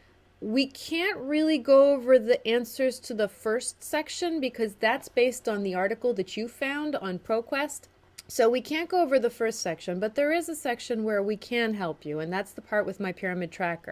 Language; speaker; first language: English; native; English